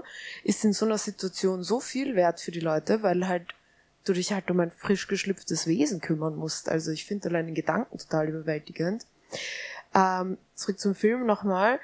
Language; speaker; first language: German; native; German